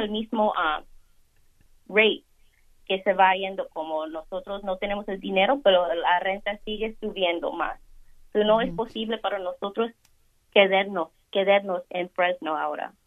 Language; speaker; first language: Spanish; early bilingual, heritage; Spanish